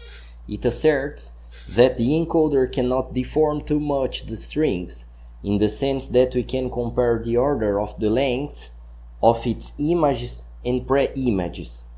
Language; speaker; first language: English; non-native, fluent; Portuguese